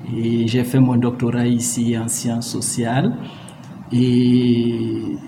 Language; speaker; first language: French; non-native, local second language; Mossi